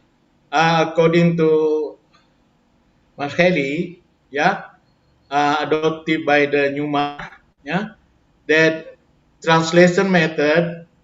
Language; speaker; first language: English; non-native, fluent; Indonesian